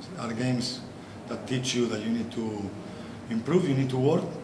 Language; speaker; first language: English; non-native, fluent; Spanish